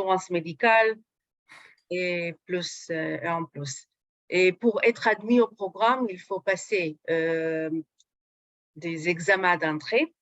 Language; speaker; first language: French; non-native, fluent; Hebrew